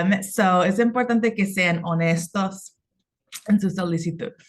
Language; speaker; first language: Spanish; non-native, fluent; English